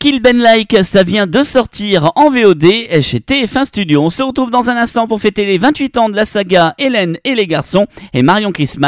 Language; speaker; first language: French; native; French